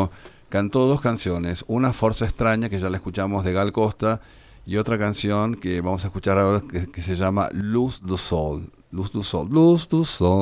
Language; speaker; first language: Spanish; native; Spanish